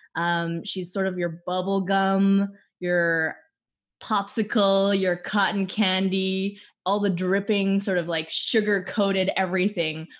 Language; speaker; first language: English; native; English